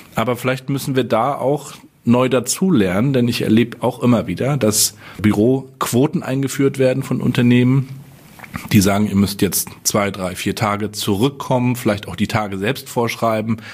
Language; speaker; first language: German; native; German